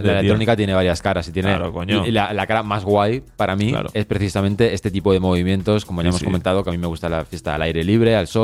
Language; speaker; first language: Spanish; native; Spanish